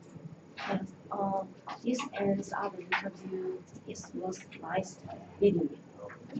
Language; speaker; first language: English; non-native, learner; Korean